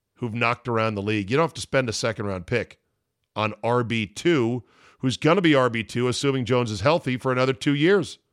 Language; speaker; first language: English; native; English